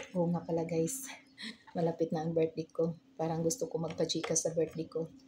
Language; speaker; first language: Filipino; non-native, local second language; Hiligaynon